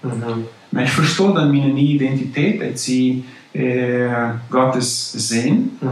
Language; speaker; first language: German; non-native, local second language; Plautdietsch